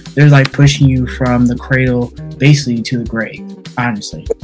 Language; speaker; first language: English; native; English